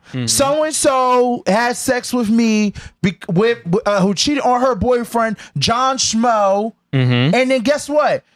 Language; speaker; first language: English; native; English